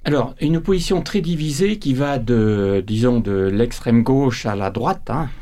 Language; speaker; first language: French; native; French